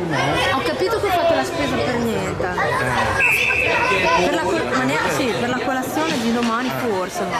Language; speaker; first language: Italian; native; Italian